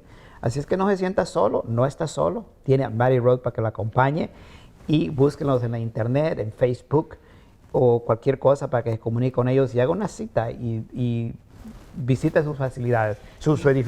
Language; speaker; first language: Spanish; native; Spanish